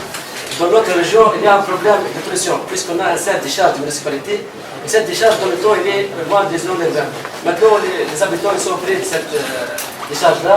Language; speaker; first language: French; non-native, local second language; Arabic